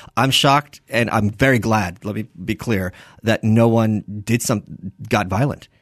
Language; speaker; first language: English; early bilingual, other home language; Russian